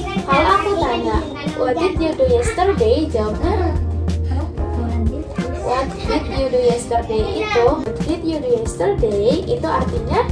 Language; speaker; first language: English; non-native, learner; Indonesian